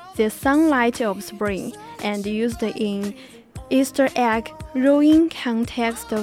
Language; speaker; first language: English; non-native, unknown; Chinese